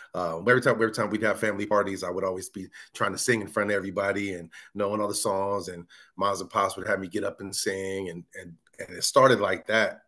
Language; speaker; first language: English; native; English